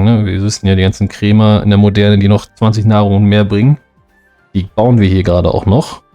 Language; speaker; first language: German; native; German